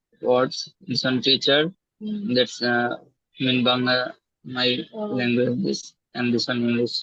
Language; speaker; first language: English; non-native, learner; Bangla